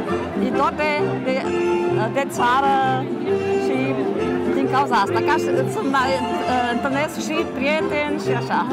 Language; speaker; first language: Romanian; non-native, local second language; German